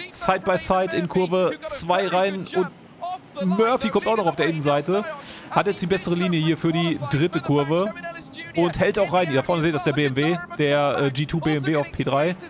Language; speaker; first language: German; native; German